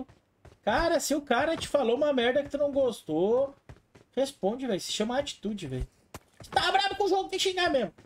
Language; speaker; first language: Portuguese; native; Portuguese